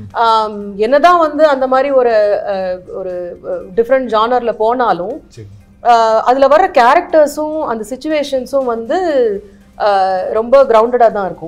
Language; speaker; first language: Tamil; native; Tamil